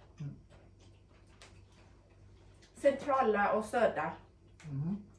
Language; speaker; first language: Swedish; non-native, learner; Thai